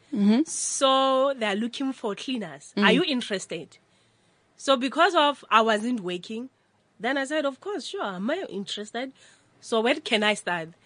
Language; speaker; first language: English; non-native, local second language; Northern Sotho